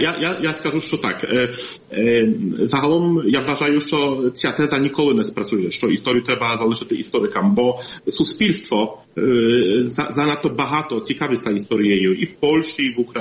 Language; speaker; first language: Polish; non-native, learner; Ukrainian